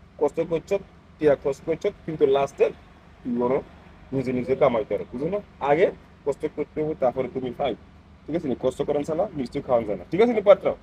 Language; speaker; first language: Bangla; non-native, fluent; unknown